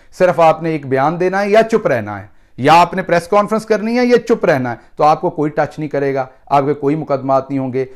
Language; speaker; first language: Urdu; non-native, local second language; Punjabi